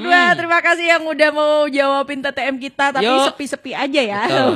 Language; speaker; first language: Indonesian; non-native, local second language; Madurese